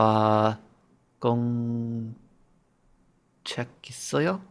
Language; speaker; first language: Korean; non-native, learner; English